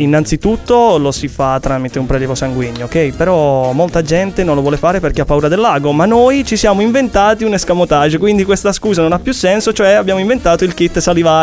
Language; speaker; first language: Italian; native; Italian